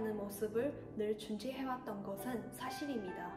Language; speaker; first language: Korean; non-native, fluent; Chinese